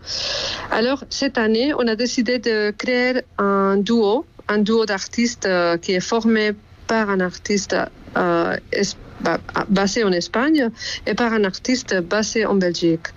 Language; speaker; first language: French; non-native, fluent; Spanish